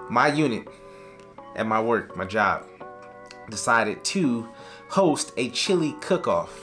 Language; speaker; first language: English; native; English